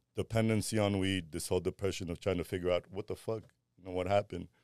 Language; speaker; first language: English; early bilingual, other home language; Armenian